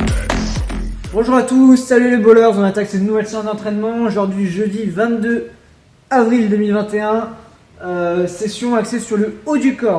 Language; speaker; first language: French; native; French